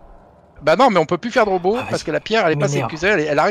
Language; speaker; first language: French; native; French